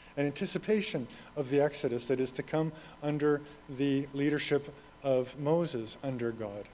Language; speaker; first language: English; native; English